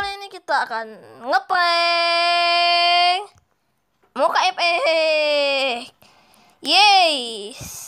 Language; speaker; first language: Indonesian; native; Indonesian